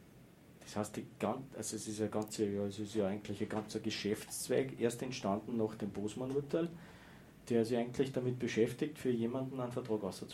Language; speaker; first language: German; native; German